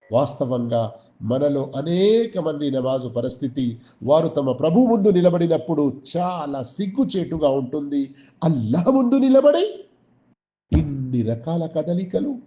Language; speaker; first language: Telugu; non-native, local second language; Urdu